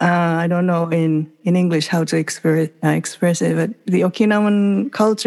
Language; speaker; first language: English; non-native, fluent; Japanese